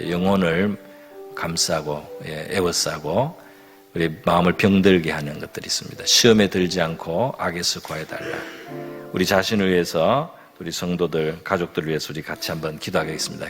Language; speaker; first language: Korean; native; Korean